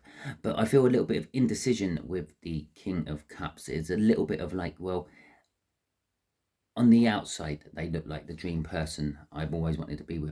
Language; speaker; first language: English; native; English